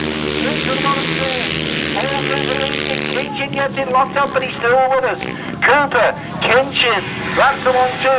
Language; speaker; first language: English; native; English